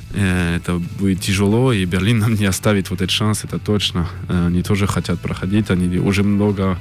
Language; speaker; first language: Russian; early bilingual, heritage; French